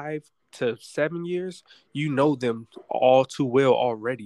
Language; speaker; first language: English; native; English